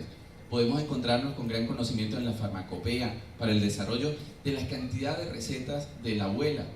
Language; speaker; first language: Spanish; native; Spanish